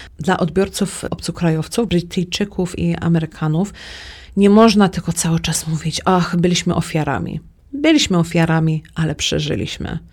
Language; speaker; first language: Polish; early bilingual, heritage; Polish